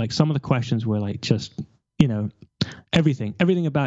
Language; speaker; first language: English; native; English